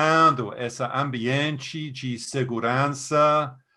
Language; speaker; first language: Portuguese; non-native, fluent; English